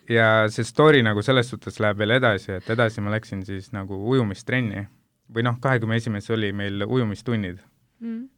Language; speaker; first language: Estonian; early bilingual, other home language; Hindi